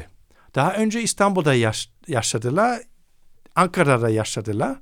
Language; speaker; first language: Turkish; non-native, fluent; German